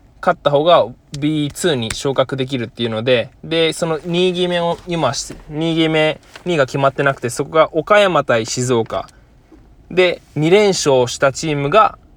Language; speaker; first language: Japanese; native; Japanese